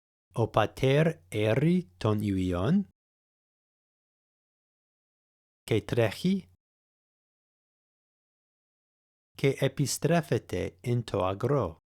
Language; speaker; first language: Greek; non-native, fluent; English